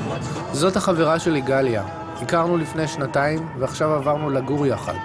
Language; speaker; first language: Hebrew; native; Hebrew